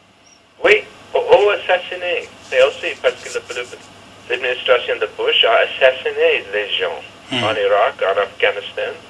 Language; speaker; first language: French; non-native, fluent; English